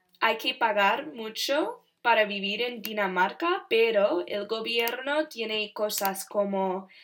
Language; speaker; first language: Spanish; non-native, learner; English